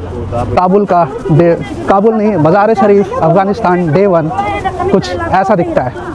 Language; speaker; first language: Hindi; native; Hindi